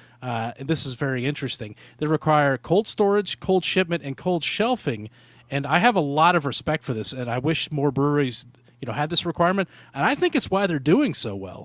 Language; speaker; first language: English; native; English